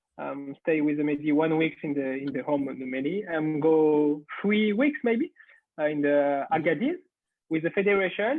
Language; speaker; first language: English; non-native, learner; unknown